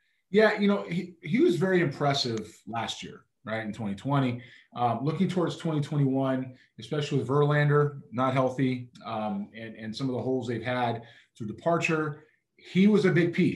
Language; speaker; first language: English; native; English